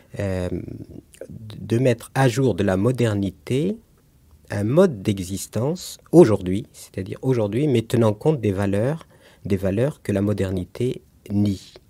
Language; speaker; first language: French; non-native, local second language; Arabic